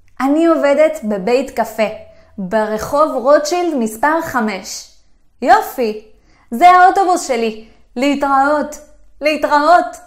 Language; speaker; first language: Hebrew; non-native, fluent; Spanish